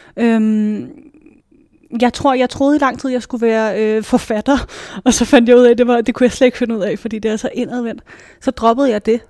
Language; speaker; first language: Danish; native; Danish